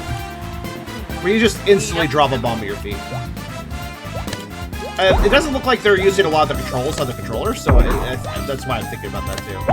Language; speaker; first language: English; native; English